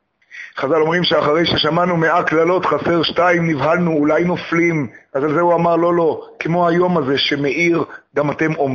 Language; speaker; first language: Hebrew; native; Hebrew